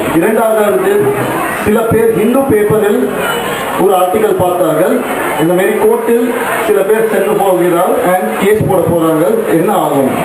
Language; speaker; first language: Tamil; non-native, local second language; Marwari